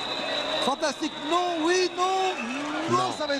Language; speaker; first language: French; native; French